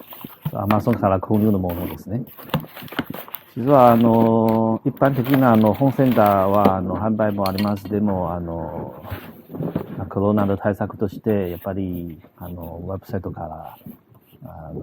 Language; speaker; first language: Japanese; non-native, learner; Chinese